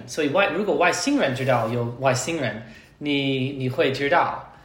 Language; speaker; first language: Chinese; non-native, learner; English